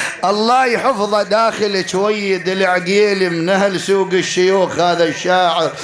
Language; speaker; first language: Arabic; native; Arabic